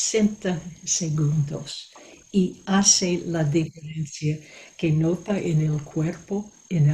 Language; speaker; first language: Spanish; non-native, fluent; English